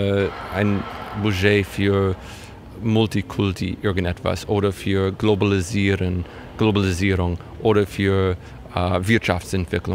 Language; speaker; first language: German; non-native, fluent; English